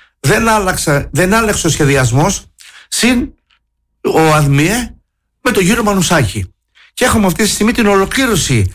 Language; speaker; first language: Greek; native; Greek